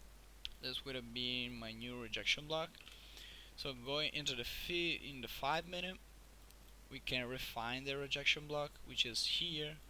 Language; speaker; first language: English; non-native, fluent; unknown